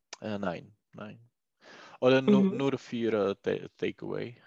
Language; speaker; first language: German; non-native, learner; Czech